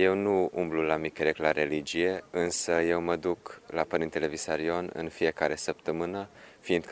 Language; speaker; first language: Romanian; early bilingual, heritage; Romanian